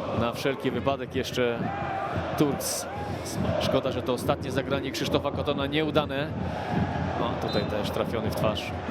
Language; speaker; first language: Polish; native; Polish